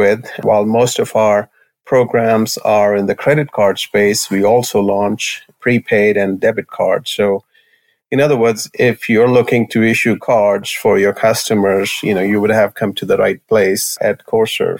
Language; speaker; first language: English; non-native, local second language; Hindi